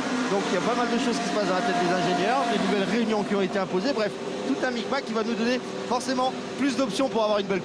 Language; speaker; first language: French; native; French